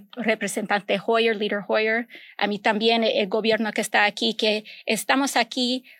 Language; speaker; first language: Spanish; early bilingual, other home language; English